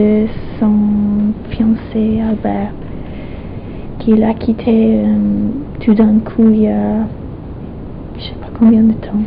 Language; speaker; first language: French; non-native, fluent; English